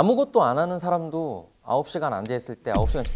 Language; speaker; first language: Korean; native; Korean